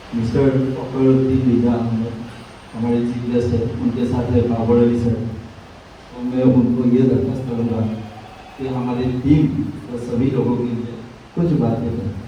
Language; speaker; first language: Hindi; non-native, local second language; Assamese